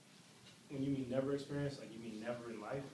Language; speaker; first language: English; native; English